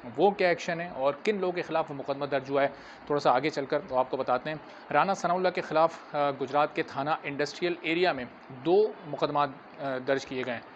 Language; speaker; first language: Urdu; native; Urdu